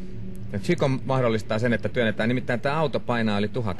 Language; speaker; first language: Finnish; native; Finnish